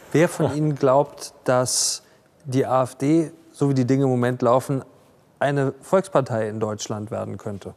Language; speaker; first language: German; native; German